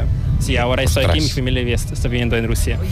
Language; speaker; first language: Spanish; non-native, learner; Korean